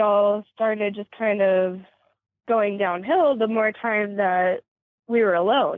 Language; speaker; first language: English; native; English